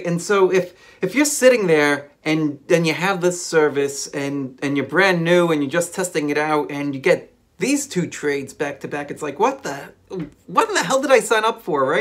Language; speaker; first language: English; native; English